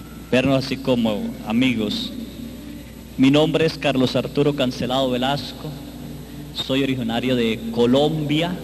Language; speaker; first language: Spanish; native; Spanish